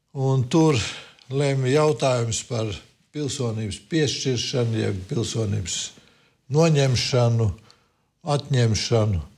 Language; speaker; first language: Latvian; non-native, local second language; Russian